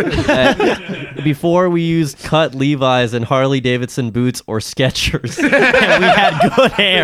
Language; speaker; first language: English; early bilingual, other home language; Spanish